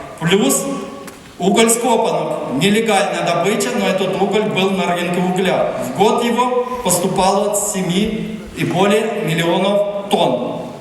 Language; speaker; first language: Russian; non-native, local second language; Ukrainian